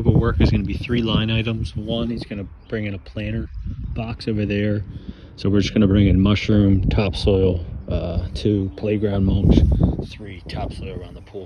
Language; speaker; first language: English; native; English